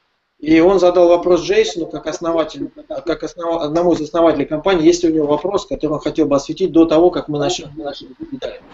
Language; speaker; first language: Russian; native; Russian